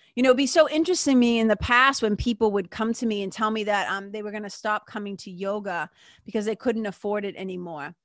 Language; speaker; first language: English; native; English